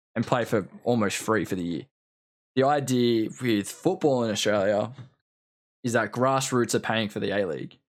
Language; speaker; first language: English; native; English